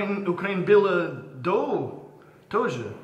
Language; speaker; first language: Russian; non-native, learner; English